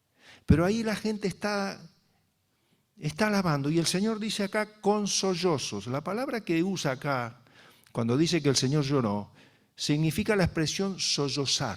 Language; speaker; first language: Spanish; native; Spanish